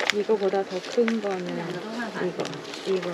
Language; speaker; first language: Korean; non-native, learner; Chinese